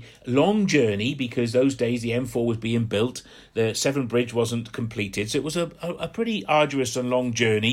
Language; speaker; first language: English; native; English